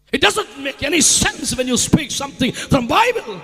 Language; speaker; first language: English; non-native, local second language; Telugu